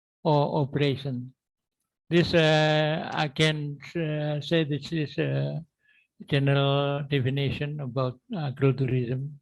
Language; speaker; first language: English; non-native, learner; Indonesian